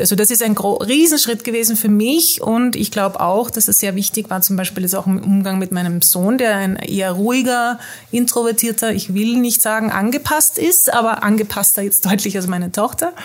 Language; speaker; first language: German; early bilingual, heritage; German